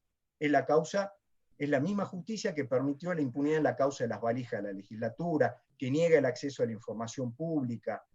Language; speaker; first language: Spanish; native; Spanish